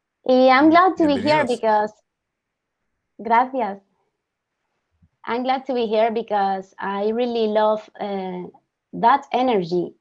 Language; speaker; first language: English; non-native, learner; Spanish